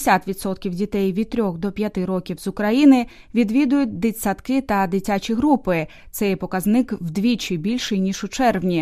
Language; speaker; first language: Ukrainian; native; Ukrainian